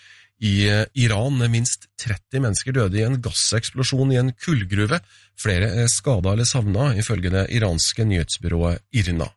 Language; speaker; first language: Norwegian; native; Norwegian